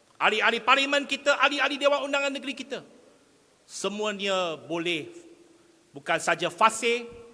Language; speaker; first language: Malay; non-native, local second language; Chinese